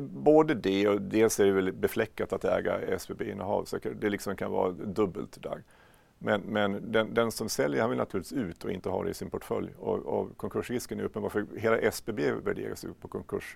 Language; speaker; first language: Swedish; native; Swedish